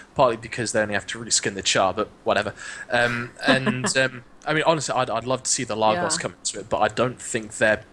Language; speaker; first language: English; native; English